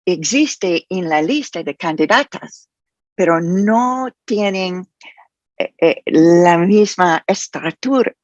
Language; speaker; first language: Spanish; non-native, fluent; English